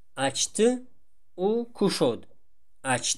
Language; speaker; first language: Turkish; non-native, fluent; Tajik